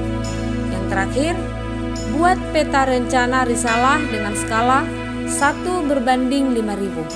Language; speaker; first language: Indonesian; native; Indonesian